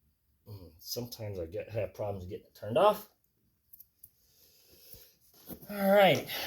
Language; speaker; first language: English; native; English